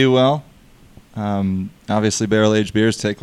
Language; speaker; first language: English; native; English